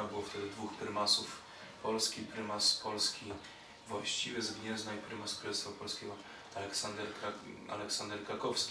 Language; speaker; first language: Polish; native; Polish